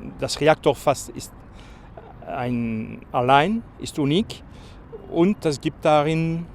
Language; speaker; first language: German; non-native, fluent; French